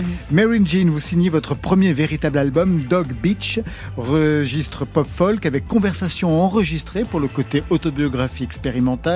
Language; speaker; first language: French; native; French